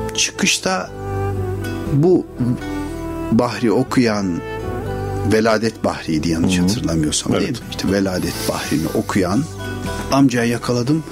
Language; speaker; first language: Turkish; native; Turkish